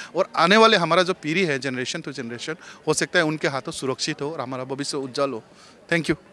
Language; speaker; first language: Hindi; non-native, local second language; Chakma